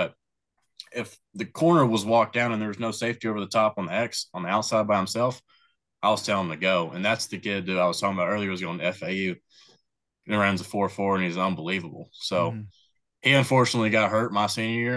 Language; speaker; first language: English; native; English